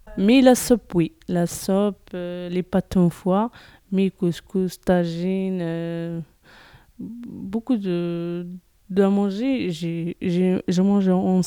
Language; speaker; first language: French; non-native, learner; Arabic